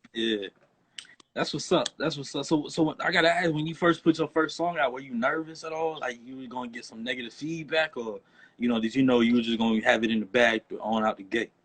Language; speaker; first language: English; native; English